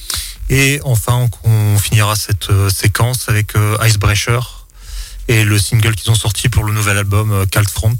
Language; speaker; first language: French; native; French